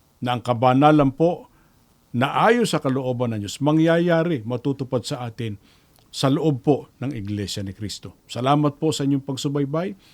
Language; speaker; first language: Filipino; native; Filipino